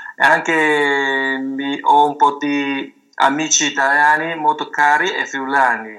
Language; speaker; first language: Italian; non-native, fluent; Chinese